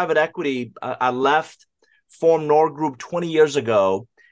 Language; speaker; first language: English; non-native, fluent; Persian